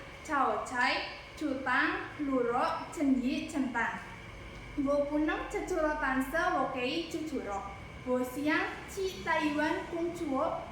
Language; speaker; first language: Chinese; non-native, learner; Indonesian